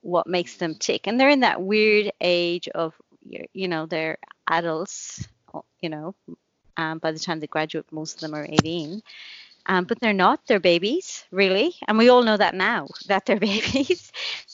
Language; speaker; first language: English; native; English